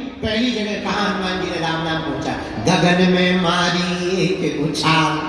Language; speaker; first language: Hindi; native; Hindi